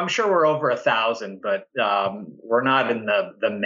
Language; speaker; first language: English; native; English